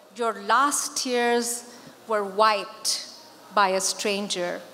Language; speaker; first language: English; non-native, local second language; Urdu